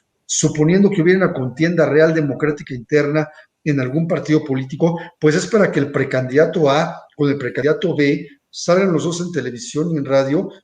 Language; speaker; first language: Spanish; native; Spanish